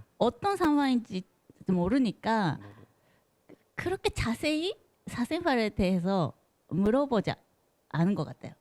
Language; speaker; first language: Korean; non-native, fluent; Japanese